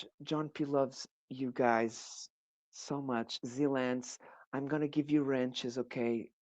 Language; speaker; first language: English; non-native, fluent; Portuguese